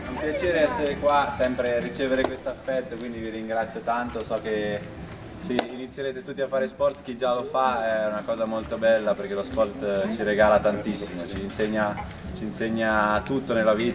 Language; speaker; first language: Italian; native; Italian